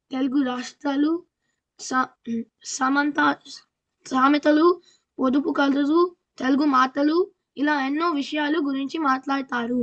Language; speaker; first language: Telugu; early bilingual, heritage; Telugu